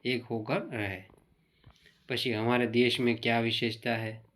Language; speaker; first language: Hindi; non-native, local second language; Gujarati